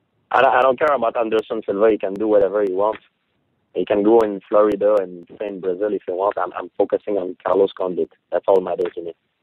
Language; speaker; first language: English; non-native, fluent; French